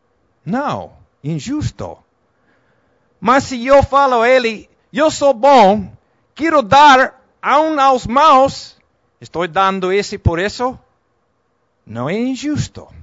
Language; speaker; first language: Portuguese; non-native, fluent; Spanish